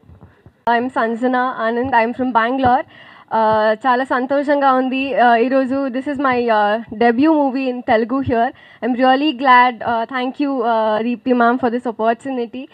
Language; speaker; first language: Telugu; non-native, learner; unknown